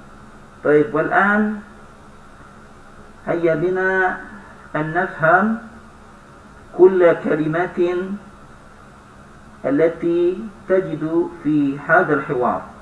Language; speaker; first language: Arabic; non-native, fluent; Indonesian